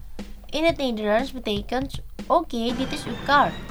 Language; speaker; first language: Dutch; non-native, fluent; Indonesian